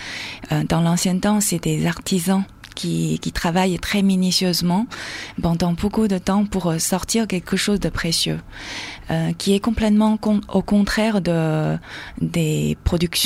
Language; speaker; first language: French; non-native, fluent; Chinese